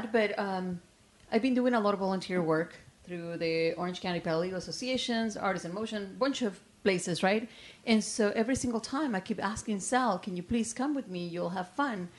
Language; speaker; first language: English; non-native, fluent; Spanish